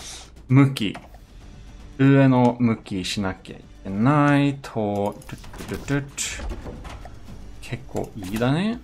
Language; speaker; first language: Japanese; non-native, learner; Swedish